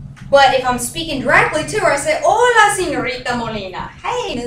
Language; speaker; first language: English; native; English